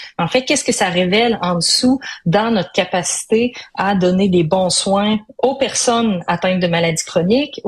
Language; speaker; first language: French; native; French